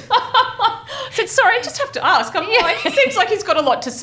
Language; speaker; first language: English; native; English